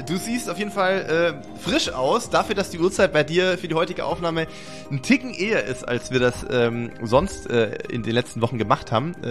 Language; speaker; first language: German; native; German